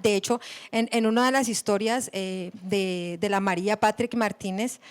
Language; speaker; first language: Spanish; native; Spanish